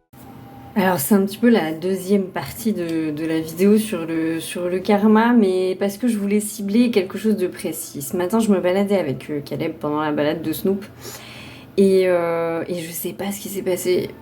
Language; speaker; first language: French; native; French